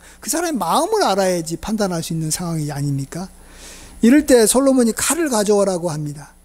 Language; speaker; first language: Korean; native; Korean